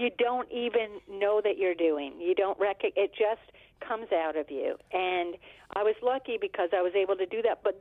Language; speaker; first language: English; native; English